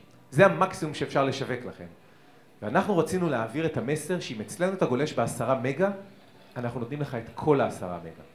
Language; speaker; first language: Hebrew; native; Hebrew